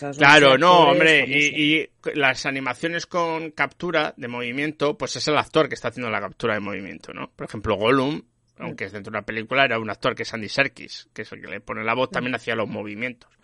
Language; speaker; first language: Spanish; native; Spanish